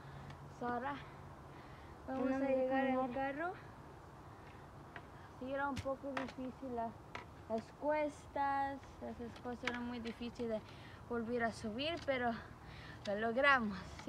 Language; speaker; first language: Spanish; early bilingual, heritage; Spanish